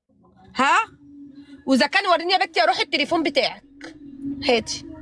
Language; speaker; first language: Arabic; native; Arabic